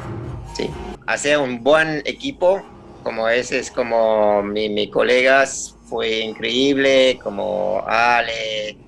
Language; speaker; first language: Spanish; non-native, learner; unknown